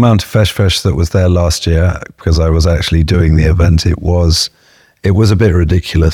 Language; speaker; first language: English; native; English